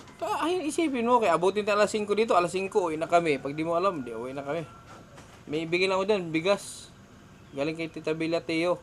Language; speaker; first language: Filipino; non-native, local second language; Cebuano